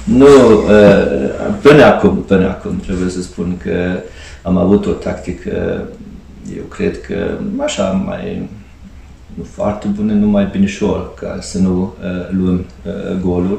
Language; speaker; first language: Romanian; non-native, fluent; Hungarian